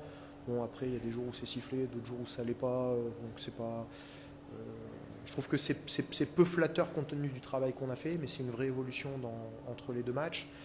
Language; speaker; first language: French; native; French